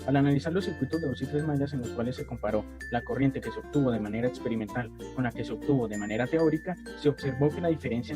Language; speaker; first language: Spanish; native; Spanish